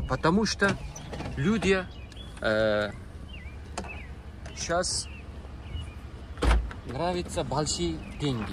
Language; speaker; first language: Russian; non-native, learner; Uzbek